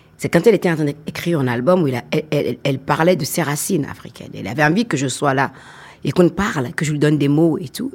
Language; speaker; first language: French; non-native, local second language; Fon